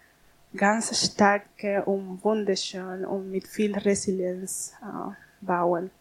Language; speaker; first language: German; non-native, learner; Spanish